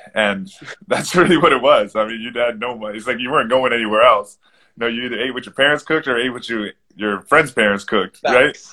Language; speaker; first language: English; native; English